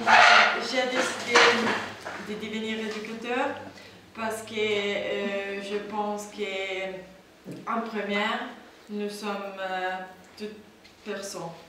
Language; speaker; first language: French; non-native, learner; Italian